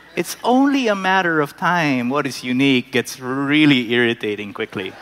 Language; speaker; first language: English; non-native, local second language; Filipino